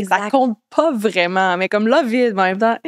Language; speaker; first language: French; native; French